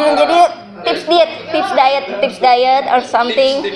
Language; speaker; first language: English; non-native, learner; Indonesian